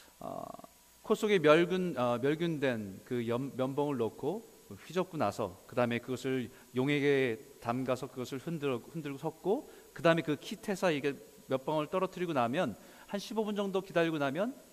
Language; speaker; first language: Korean; native; Korean